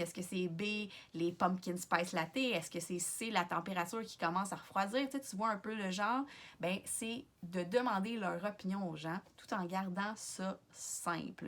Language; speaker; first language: French; native; French